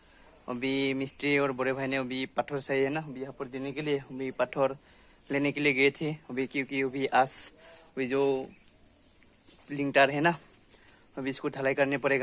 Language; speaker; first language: Hindi; non-native, local second language; Assamese